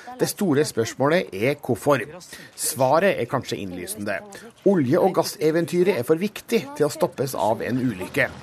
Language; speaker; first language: Norwegian; native; Norwegian